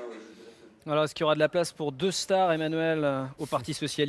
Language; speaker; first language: French; native; French